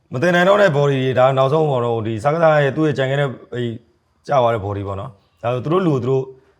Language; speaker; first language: Burmese; native; Burmese